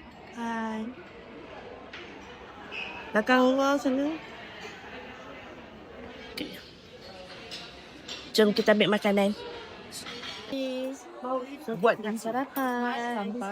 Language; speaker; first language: Malay; native; Malay